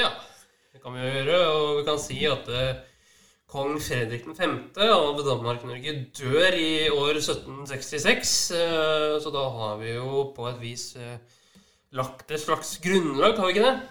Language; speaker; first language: Norwegian; native; Norwegian